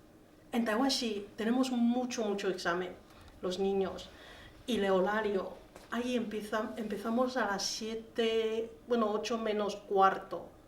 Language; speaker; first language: Spanish; non-native, learner; Chinese